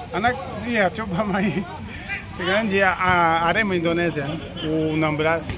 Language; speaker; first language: Indonesian; non-native, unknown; Portuguese